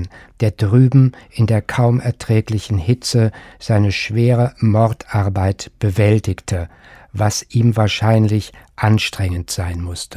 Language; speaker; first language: German; native; German